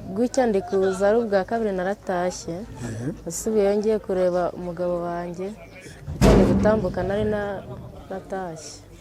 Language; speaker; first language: Kinyarwanda; early bilingual, heritage; Kinyarwanda